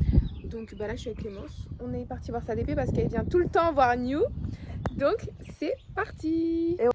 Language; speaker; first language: French; native; French